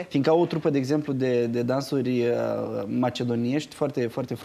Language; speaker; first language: Romanian; native; Romanian